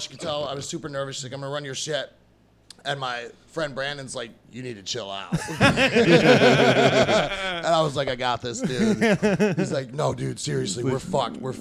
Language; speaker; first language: English; native; English